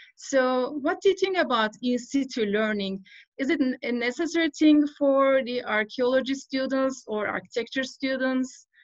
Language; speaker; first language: English; non-native, fluent; Turkish